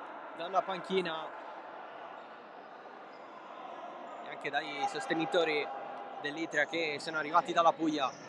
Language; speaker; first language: Italian; native; Italian